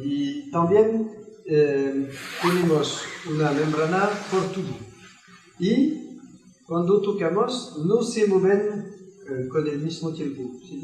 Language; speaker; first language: Spanish; non-native, learner; French